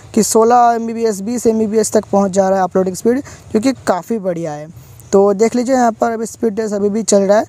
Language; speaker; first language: Hindi; non-native, local second language; Bangla